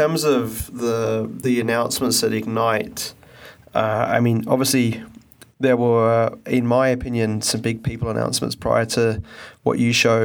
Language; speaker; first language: English; native; English